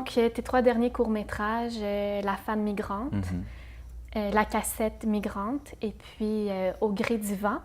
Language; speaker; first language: French; native; French